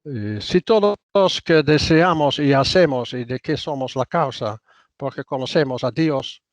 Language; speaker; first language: Spanish; non-native, fluent; Dutch